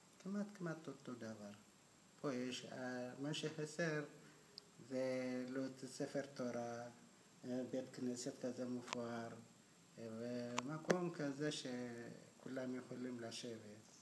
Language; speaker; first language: Hebrew; non-native, fluent; Amharic